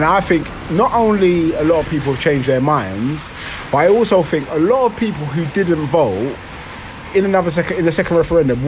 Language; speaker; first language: English; native; English